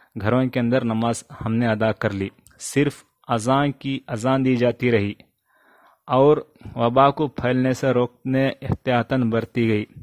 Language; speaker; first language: Hindi; non-native, local second language; Urdu